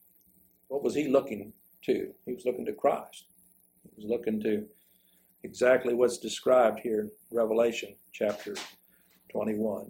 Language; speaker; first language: English; native; English